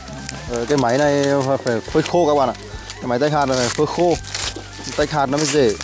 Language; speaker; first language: Vietnamese; native; Vietnamese